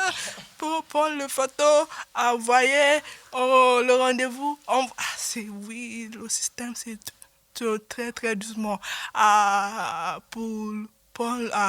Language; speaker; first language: French; non-native, learner; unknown